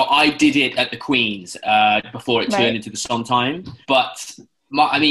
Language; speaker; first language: English; native; English